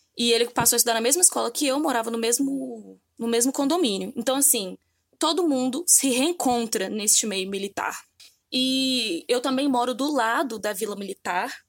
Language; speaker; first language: Portuguese; native; Portuguese